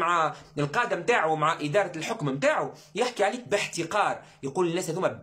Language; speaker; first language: Arabic; native; Arabic